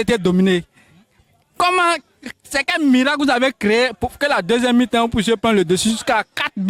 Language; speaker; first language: French; non-native, local second language; Wolof